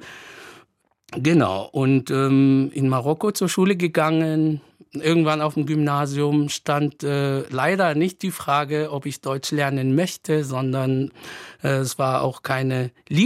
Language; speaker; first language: German; non-native, fluent; Arabic